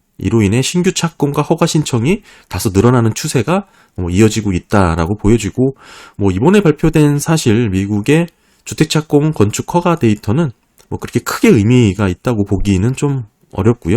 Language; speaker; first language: Korean; native; Korean